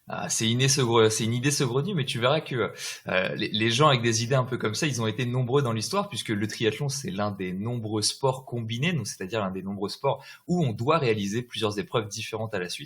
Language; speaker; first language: French; native; French